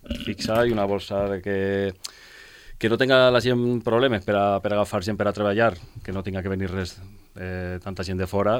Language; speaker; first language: Catalan; non-native, local second language; Spanish